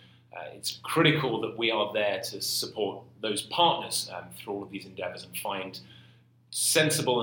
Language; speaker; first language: English; native; English